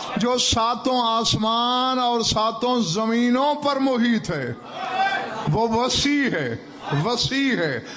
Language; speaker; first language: Urdu; non-native, local second language; Saraiki